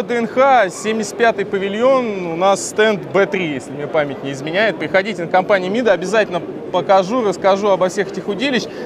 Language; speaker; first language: Russian; native; Russian